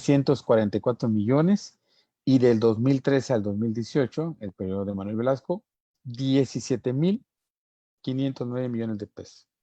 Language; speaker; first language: Spanish; native; Spanish